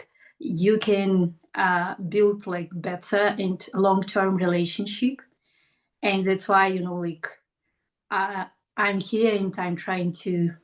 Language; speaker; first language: English; non-native, fluent; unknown